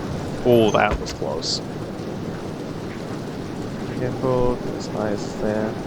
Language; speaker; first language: English; native; English